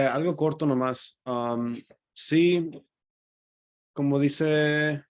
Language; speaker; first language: Spanish; early bilingual, other home language; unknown